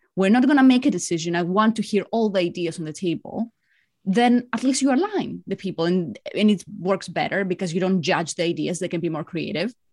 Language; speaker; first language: English; non-native, fluent; Greek